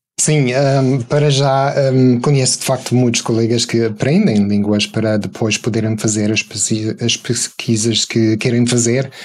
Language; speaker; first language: Portuguese; non-native, fluent; German